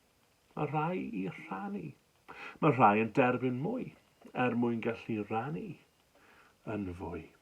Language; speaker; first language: Welsh; native; Welsh